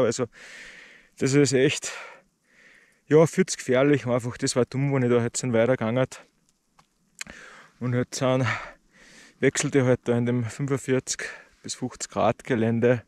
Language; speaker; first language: German; native; German